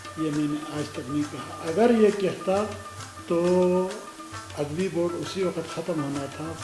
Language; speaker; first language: Urdu; non-native, local second language; Balti